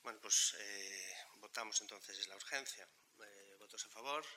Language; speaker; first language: Spanish; non-native, local second language; Galician